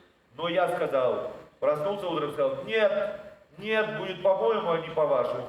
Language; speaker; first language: Russian; native; Russian